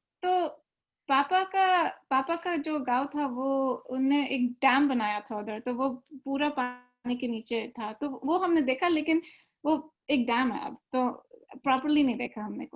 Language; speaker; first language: Hindi; early bilingual, other home language; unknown